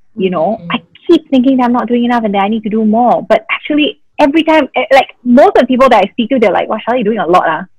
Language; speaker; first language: English; native; English